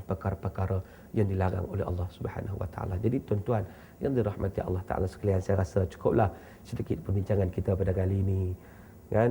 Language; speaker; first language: Malay; native; Malay